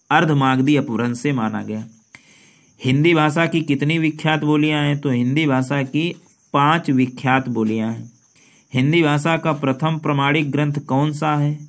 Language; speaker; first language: Hindi; native; Hindi